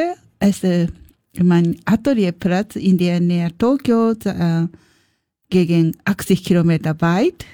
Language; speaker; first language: German; non-native, learner; Japanese